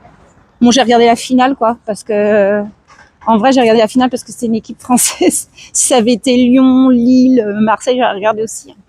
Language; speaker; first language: French; native; French